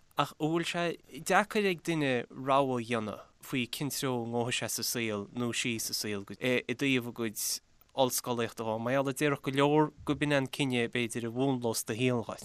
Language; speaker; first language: Irish; native; Irish